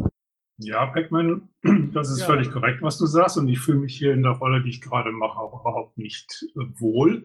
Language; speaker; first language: German; native; German